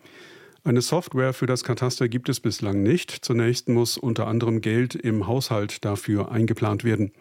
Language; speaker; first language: German; native; German